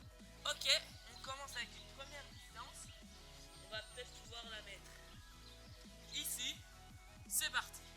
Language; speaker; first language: French; native; French